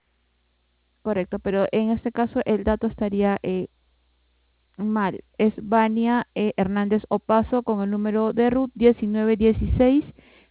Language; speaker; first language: Spanish; native; Spanish